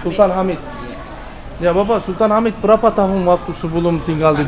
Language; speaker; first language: Indonesian; non-native, learner; Turkish